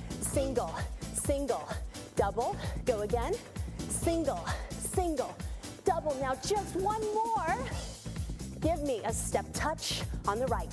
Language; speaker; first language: English; native; English